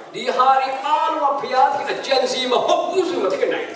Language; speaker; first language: Burmese; non-native, local second language; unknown